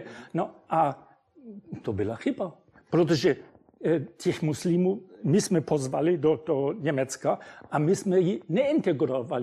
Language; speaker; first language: Czech; non-native, fluent; German